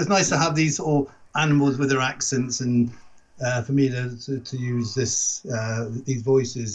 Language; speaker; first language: English; native; English